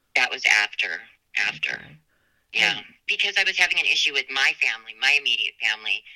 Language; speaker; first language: English; native; English